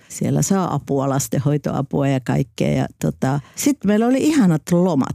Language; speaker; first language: Finnish; native; Finnish